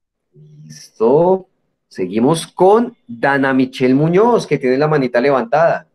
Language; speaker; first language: Spanish; native; Spanish